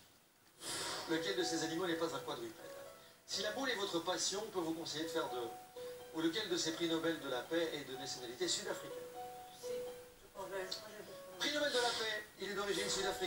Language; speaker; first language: French; native; French